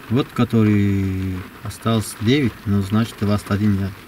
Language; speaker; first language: Russian; non-native, learner; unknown